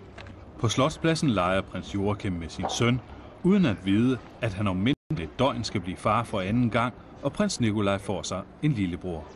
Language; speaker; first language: Danish; native; Danish